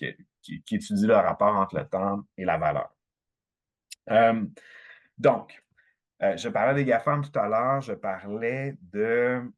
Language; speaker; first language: French; native; French